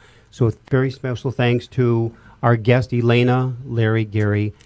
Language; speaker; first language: English; native; English